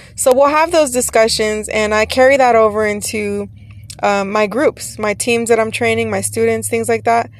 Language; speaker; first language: English; native; English